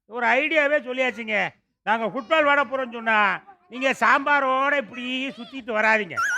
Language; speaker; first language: Tamil; native; Tamil